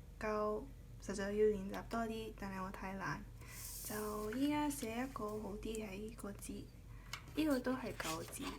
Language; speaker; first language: Cantonese; early bilingual, heritage; Cantonese